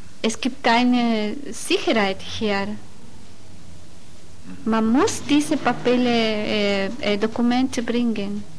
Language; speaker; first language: German; non-native, learner; Spanish